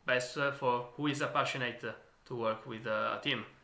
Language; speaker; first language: English; non-native, learner; Italian